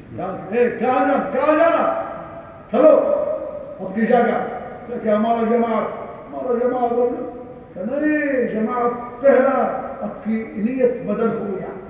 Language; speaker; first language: Urdu; non-native, learner; Arabic